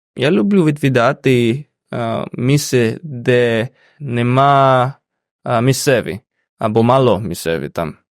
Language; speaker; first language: Ukrainian; non-native, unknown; Indonesian